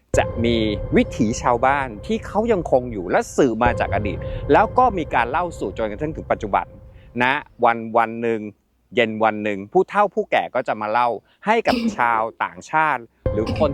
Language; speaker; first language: Thai; native; Thai